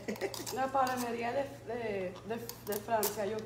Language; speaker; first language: Spanish; early bilingual, heritage; Spanish